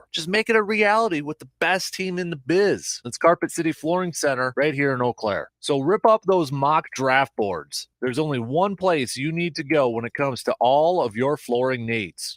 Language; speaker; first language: English; native; English